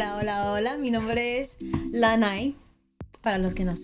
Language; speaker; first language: Spanish; early bilingual, other home language; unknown